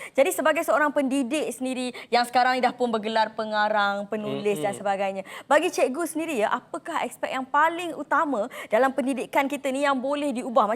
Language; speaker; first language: Malay; native; Malay